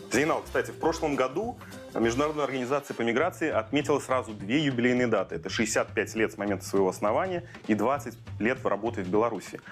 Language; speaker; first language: Russian; native; Russian